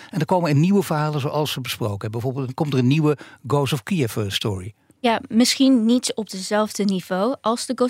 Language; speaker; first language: Dutch; native; Dutch